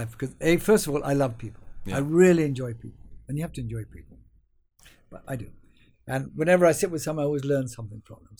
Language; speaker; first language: English; native; English